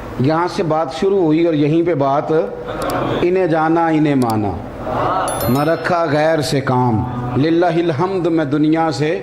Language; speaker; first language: Urdu; non-native, local second language; Punjabi